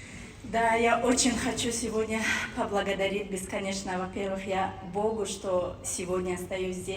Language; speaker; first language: Russian; non-native, fluent; Tajik